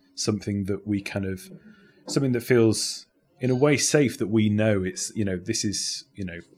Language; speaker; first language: English; native; English